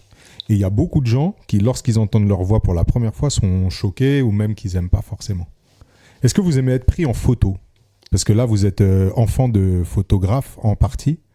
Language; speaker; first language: French; native; French